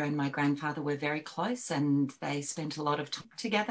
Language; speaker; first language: English; native; English